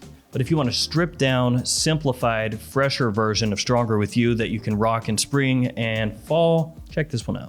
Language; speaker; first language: English; native; English